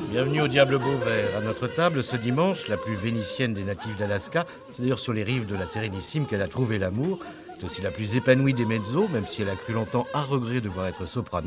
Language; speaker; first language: French; native; French